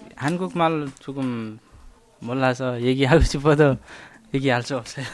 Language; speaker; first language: Korean; non-native, learner; Nepali